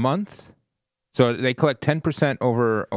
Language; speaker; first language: English; native; English